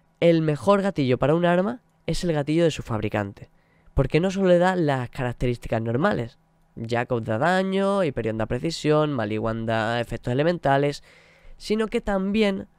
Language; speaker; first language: Spanish; native; Spanish